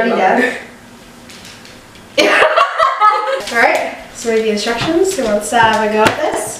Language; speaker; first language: English; native; English